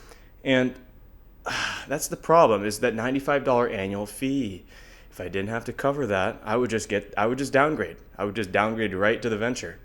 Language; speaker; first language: English; native; English